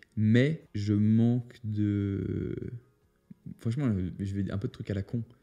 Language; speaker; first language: French; native; French